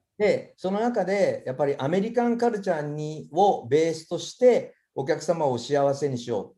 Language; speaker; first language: Japanese; native; Japanese